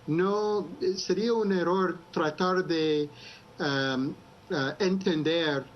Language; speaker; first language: Spanish; non-native, fluent; English